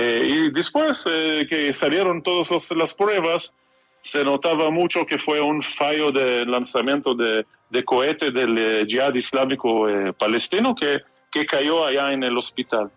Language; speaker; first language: Spanish; non-native, fluent; Hebrew